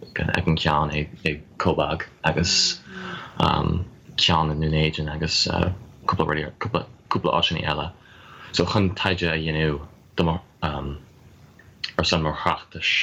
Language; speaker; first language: Irish; non-native, fluent; English